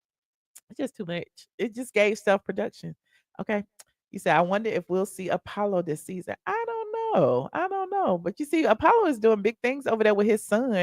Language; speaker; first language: English; native; English